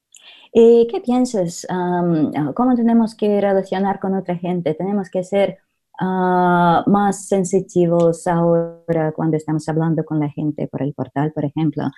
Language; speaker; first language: Spanish; non-native, learner; Russian